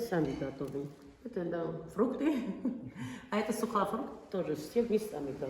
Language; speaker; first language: Russian; non-native, local second language; Armenian